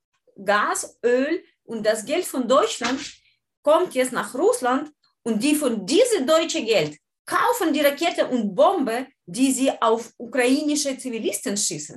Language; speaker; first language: German; non-native, learner; Ukrainian